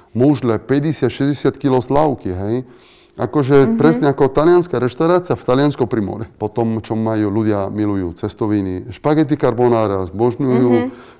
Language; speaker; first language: Slovak; non-native, fluent; Italian